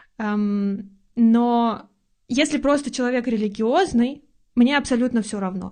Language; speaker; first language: Russian; native; Russian